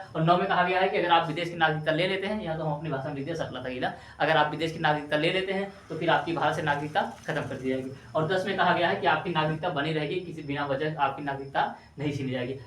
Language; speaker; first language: Hindi; native; Hindi